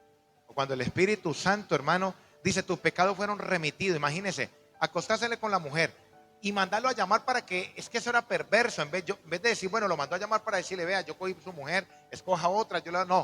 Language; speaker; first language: Spanish; native; Spanish